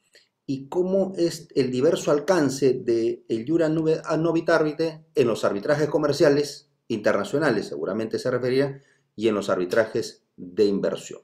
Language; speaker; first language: Spanish; native; Spanish